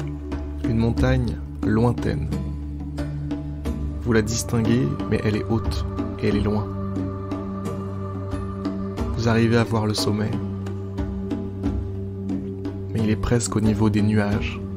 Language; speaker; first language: French; native; French